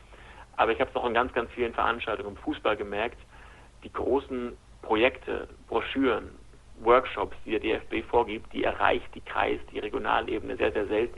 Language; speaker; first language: German; native; German